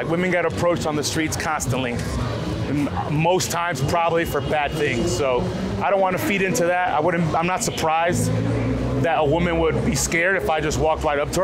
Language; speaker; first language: English; early bilingual, other home language; Spanish